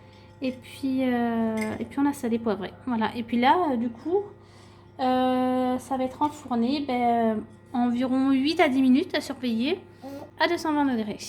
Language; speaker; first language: French; native; French